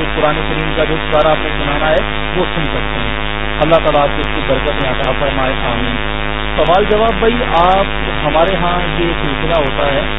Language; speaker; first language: Urdu; native; Urdu